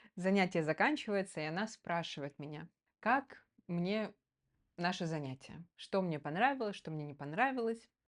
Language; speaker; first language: Russian; native; Russian